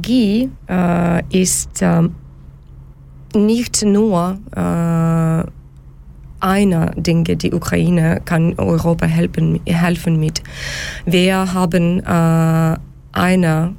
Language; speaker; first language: German; non-native, learner; Ukrainian